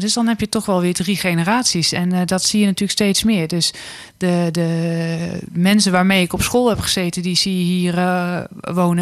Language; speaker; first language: Dutch; native; Dutch